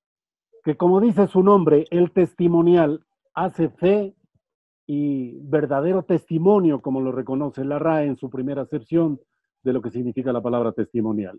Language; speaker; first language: Spanish; native; Spanish